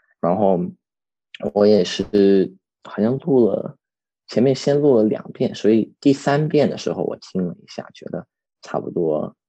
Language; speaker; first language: Chinese; early bilingual, heritage; Chinese